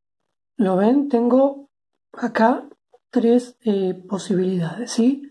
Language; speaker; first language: Spanish; native; Spanish